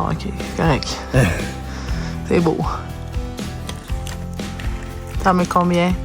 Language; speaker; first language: French; native; French